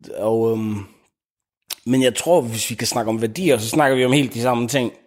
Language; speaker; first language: Danish; early bilingual, other home language; Arabic